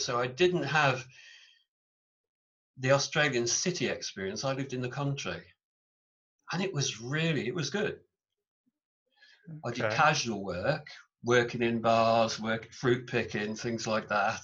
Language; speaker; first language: English; native; English